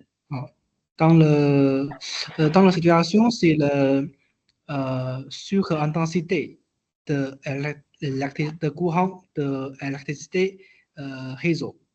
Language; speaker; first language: French; non-native, learner; Chinese